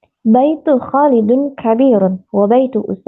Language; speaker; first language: Arabic; non-native, learner; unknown